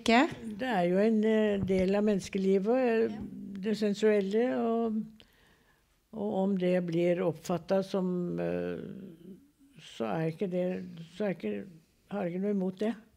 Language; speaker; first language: Norwegian; native; Norwegian